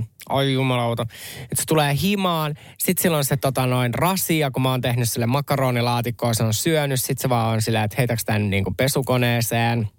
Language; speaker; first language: Finnish; native; Finnish